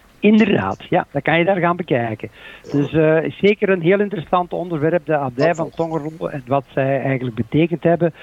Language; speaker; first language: Dutch; native; Dutch